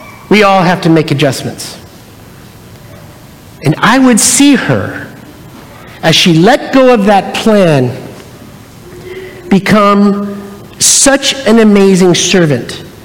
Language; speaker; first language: English; native; English